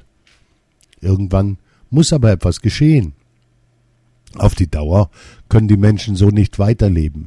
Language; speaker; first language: German; early bilingual, other home language; Arabic